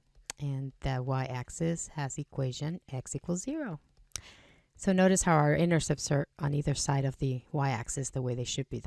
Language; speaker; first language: English; native; English